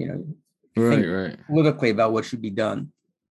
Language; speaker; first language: English; native; English